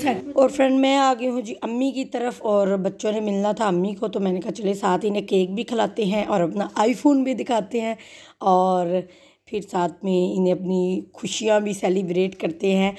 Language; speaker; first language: Urdu; native; Urdu